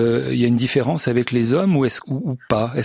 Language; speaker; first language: French; native; French